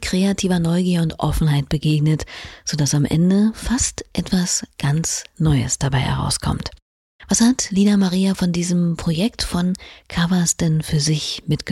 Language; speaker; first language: German; native; German